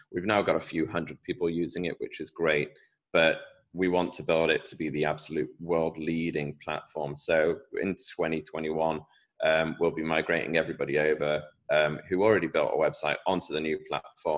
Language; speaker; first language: English; native; English